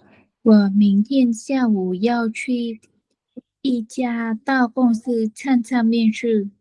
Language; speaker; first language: Chinese; non-native, learner; Vietnamese